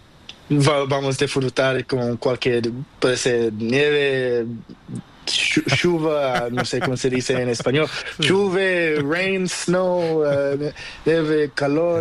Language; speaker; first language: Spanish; non-native, learner; Portuguese